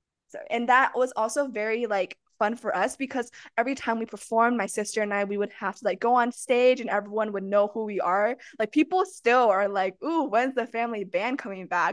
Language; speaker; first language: English; early bilingual, other home language; Chinese